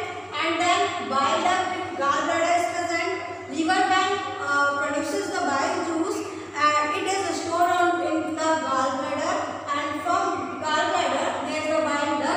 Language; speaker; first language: English; non-native, local second language; Hindi